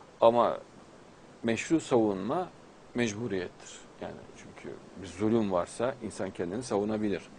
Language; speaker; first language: Turkish; native; Turkish